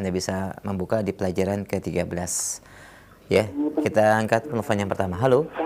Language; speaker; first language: Indonesian; native; Indonesian